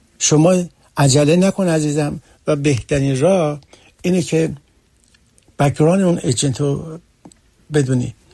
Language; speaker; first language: Persian; early bilingual, heritage; Persian